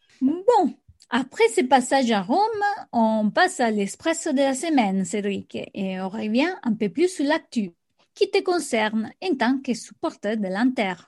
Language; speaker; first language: French; non-native, fluent; Italian